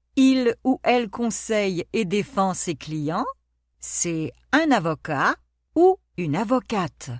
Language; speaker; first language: French; non-native, local second language; Arabic